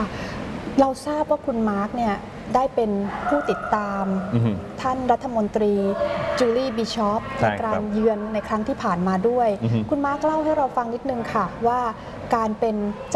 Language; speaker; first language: Thai; native; Thai